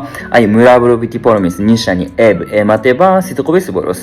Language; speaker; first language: Georgian; non-native, fluent; Japanese